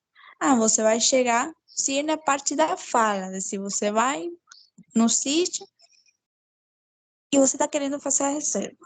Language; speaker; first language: Portuguese; non-native, fluent; Spanish